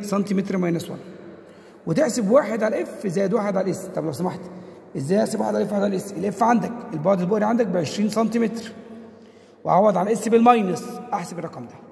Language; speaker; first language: Arabic; native; Arabic